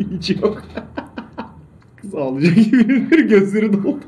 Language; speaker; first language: Turkish; native; Turkish